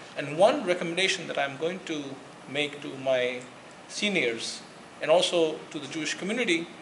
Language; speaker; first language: English; non-native, local second language; Gujarati